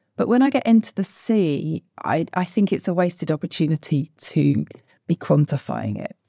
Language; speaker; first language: English; native; English